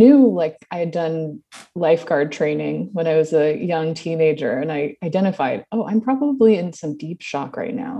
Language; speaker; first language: English; native; English